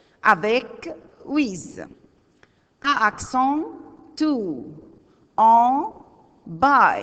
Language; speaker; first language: French; non-native, learner; Arabic